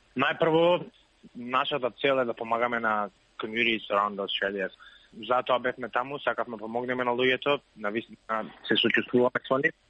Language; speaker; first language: Macedonian; native; Macedonian